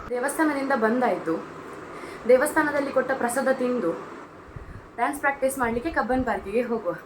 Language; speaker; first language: Kannada; non-native, local second language; Tulu